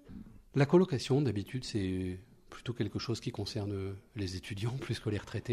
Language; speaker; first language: French; native; French